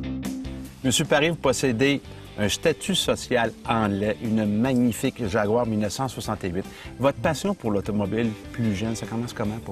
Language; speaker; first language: French; native; French